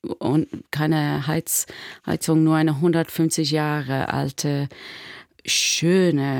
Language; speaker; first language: German; non-native, learner; English